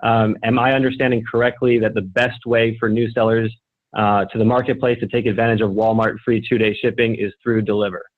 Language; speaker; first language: English; native; English